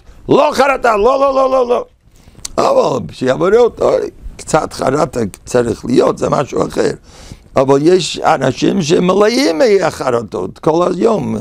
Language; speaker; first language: Hebrew; non-native, fluent; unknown